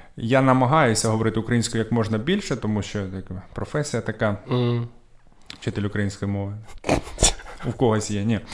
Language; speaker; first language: Ukrainian; native; Ukrainian